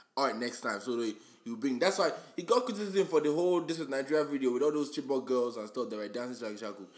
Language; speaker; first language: English; non-native, local second language; Yoruba